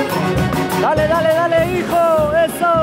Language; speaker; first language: Spanish; native; Spanish